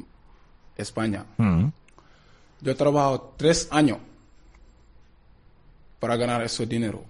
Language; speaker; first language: Spanish; non-native, learner; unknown